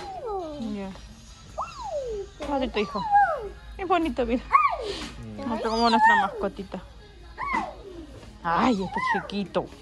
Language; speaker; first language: Spanish; native; Spanish